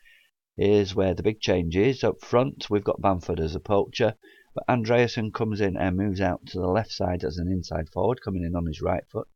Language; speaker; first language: English; native; English